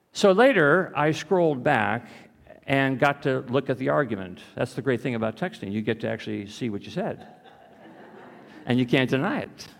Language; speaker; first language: English; native; English